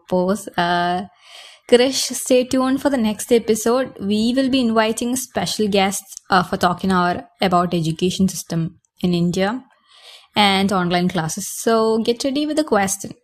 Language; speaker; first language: English; non-native, local second language; Malayalam